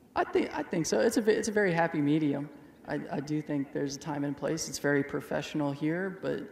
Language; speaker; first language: English; native; English